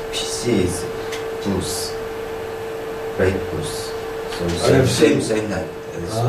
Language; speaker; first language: English; non-native, learner; Korean